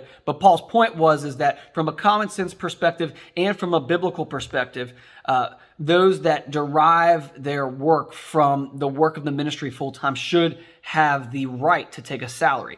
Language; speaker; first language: English; native; English